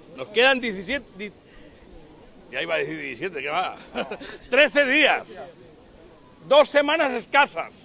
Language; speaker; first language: Spanish; native; Spanish